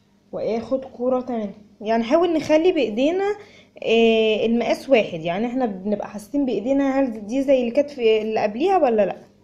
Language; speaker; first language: Arabic; native; Arabic